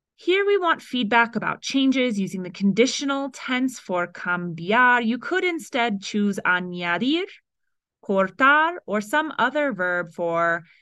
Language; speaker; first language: English; native; English